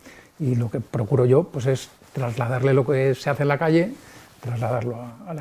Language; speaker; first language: Spanish; native; Spanish